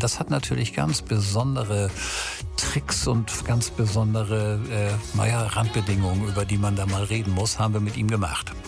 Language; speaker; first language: German; native; German